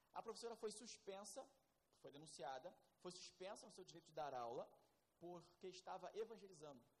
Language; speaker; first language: Portuguese; native; Portuguese